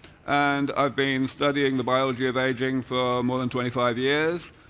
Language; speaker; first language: English; native; English